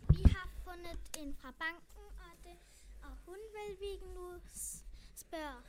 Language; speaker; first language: Danish; non-native, learner; German